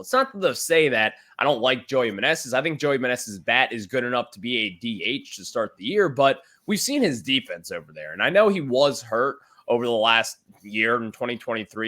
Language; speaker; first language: English; native; English